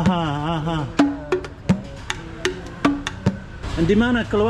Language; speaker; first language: Indonesian; non-native, learner; English